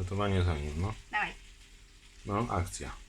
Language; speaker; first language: Polish; native; Polish